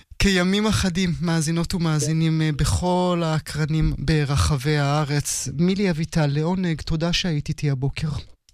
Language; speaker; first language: Hebrew; native; Hebrew